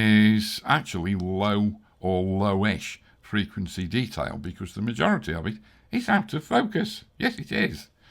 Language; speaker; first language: English; native; English